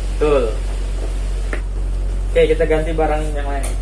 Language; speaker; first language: Indonesian; native; Indonesian